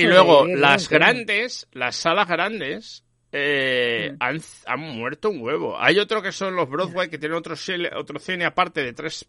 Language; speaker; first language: Spanish; native; Spanish